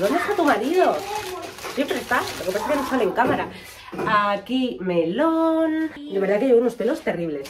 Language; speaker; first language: Spanish; native; Spanish